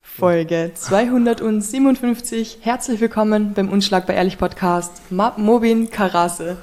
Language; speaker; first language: German; native; German